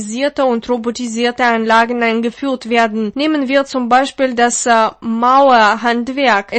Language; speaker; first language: German; non-native, fluent; Russian